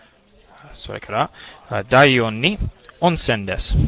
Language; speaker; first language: Japanese; non-native, learner; English